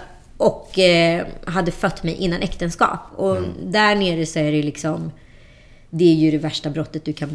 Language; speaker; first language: Swedish; native; Swedish